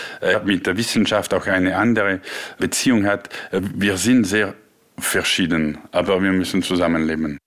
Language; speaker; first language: German; non-native, local second language; French